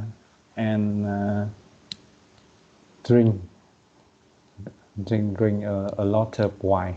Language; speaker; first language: English; non-native, learner; Vietnamese